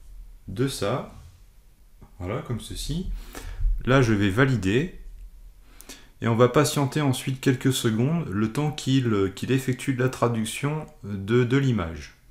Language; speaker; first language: French; native; French